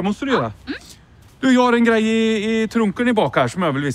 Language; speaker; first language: Swedish; native; Swedish